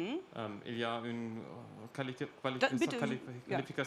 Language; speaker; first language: French; non-native, learner; German